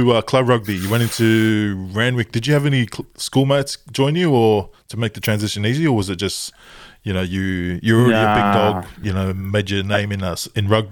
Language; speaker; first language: English; non-native, local second language; Tongan